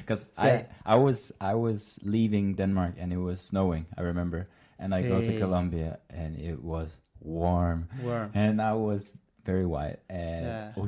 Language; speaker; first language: English; non-native, fluent; Danish